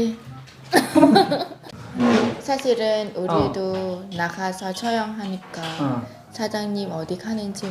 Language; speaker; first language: Korean; non-native, learner; Vietnamese